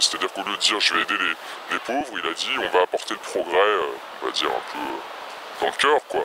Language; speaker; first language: French; native; French